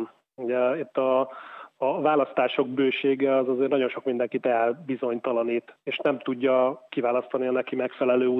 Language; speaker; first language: Hungarian; native; Hungarian